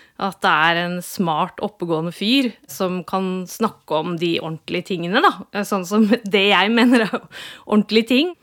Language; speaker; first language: Norwegian; native; Norwegian